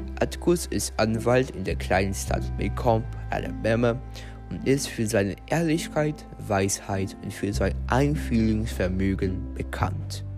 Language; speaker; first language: German; non-native, fluent; Portuguese